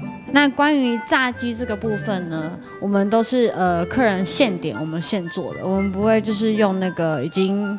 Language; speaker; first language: Chinese; native; Chinese